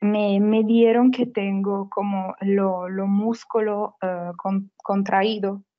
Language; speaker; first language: Spanish; non-native, fluent; Italian